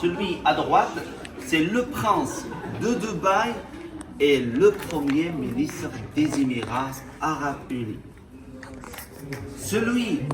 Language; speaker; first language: French; non-native, fluent; Arabic